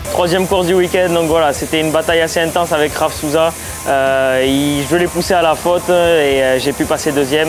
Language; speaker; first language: French; native; French